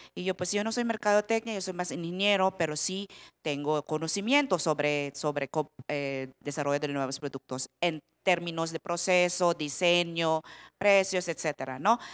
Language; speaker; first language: Spanish; non-native, fluent; Filipino